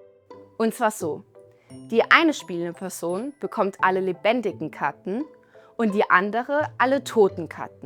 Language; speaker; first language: German; native; German